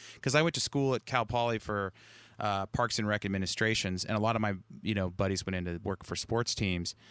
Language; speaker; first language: English; native; English